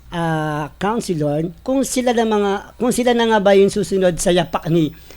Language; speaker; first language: Filipino; native; Filipino